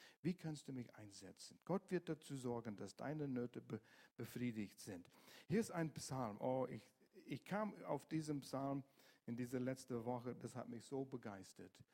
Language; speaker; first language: German; non-native, fluent; English